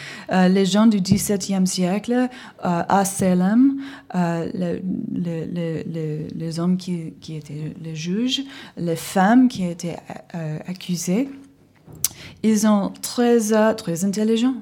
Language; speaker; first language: French; non-native, learner; English